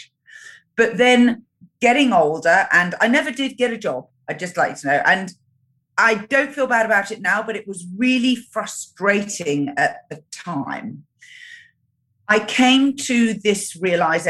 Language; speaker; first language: English; native; English